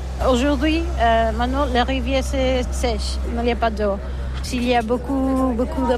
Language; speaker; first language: French; non-native, learner; Catalan